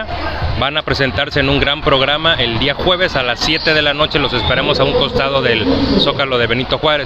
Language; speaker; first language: Spanish; native; Spanish